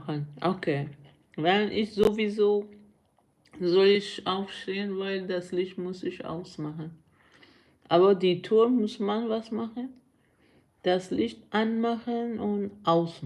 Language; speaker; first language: German; non-native, learner; Persian